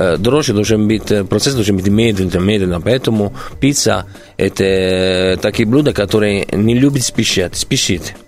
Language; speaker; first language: Russian; non-native, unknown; Italian